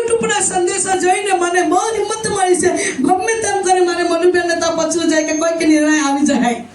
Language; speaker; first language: Gujarati; non-native, local second language; Gamit